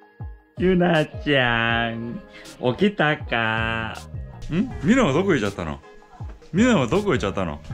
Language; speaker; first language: Japanese; non-native, fluent; Korean